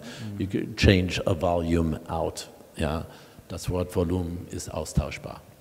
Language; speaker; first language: German; non-native, fluent; English